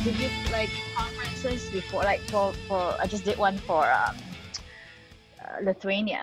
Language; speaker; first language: English; non-native, local second language; Cantonese